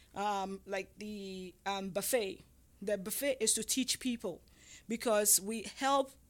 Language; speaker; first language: English; non-native, local second language; Ga